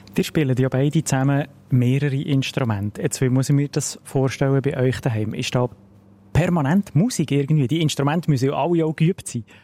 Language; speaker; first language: German; native; German